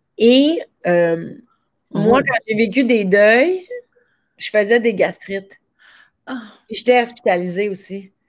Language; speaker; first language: French; native; French